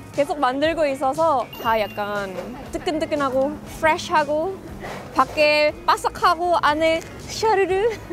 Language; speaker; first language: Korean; non-native, fluent; Indonesian